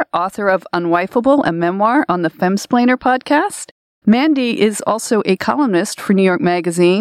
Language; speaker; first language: English; native; English